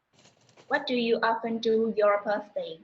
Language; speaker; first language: English; non-native, learner; Vietnamese